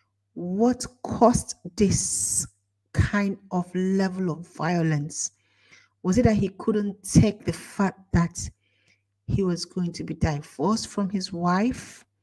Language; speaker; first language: English; non-native, local second language; Igbo